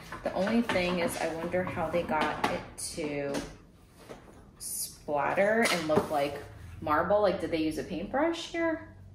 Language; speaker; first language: English; early bilingual, other home language; Russian